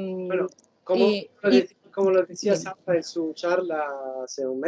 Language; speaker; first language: Spanish; non-native, fluent; Italian